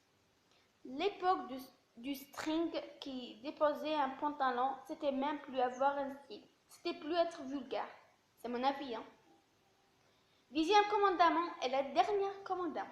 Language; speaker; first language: French; non-native, local second language; Arabic